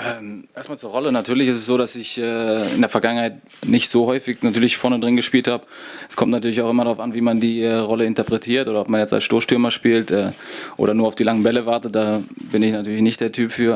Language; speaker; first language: German; native; German